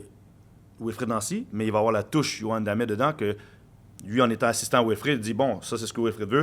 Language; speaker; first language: French; native; French